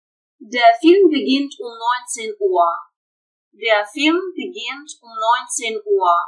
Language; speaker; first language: German; non-native, fluent; Russian